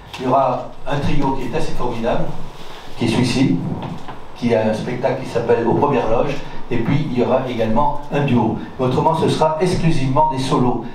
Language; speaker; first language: French; native; French